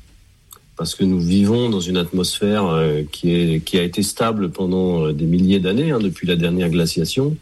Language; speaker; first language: French; native; French